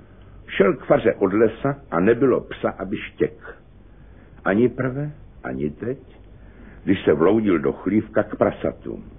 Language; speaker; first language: Czech; native; Czech